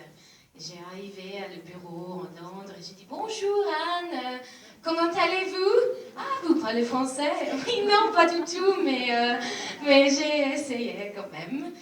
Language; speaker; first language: French; non-native, learner; English